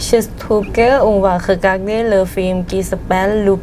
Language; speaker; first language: French; non-native, learner; Thai